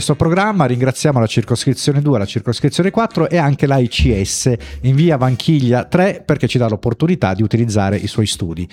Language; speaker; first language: Italian; native; Italian